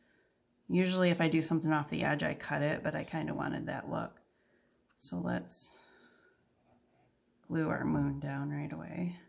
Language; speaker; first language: English; native; English